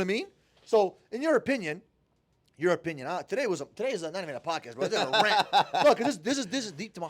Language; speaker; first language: English; native; English